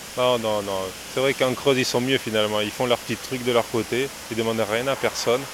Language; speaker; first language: French; native; French